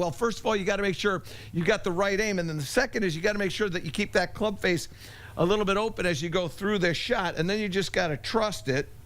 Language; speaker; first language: English; native; English